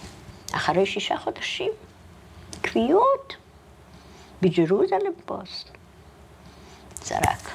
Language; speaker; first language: Hebrew; non-native, fluent; Polish